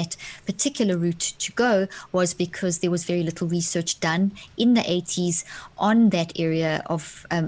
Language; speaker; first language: English; native; English